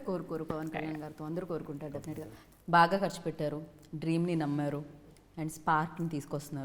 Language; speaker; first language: Telugu; native; Telugu